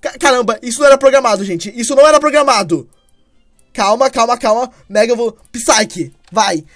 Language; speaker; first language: Portuguese; native; Portuguese